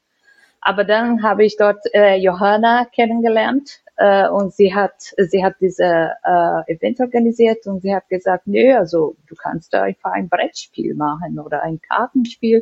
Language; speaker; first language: German; non-native, fluent; Portuguese